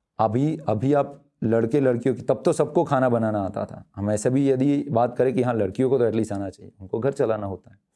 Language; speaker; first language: Hindi; non-native, local second language; Gujarati